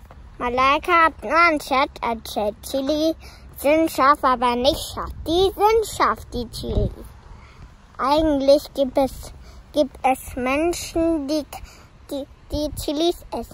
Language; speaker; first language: German; early bilingual, other home language; Indonesian